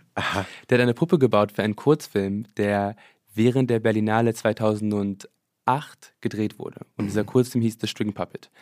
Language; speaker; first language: German; early bilingual, other home language; English